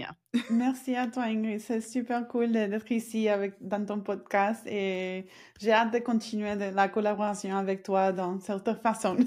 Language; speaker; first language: French; non-native, fluent; Spanish